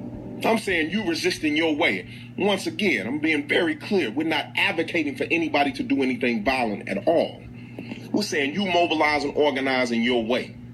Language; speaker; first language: English; native; English